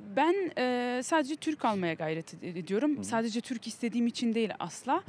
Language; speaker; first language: Turkish; early bilingual, heritage; Turkish